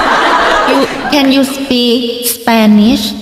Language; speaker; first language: English; non-native, learner; Thai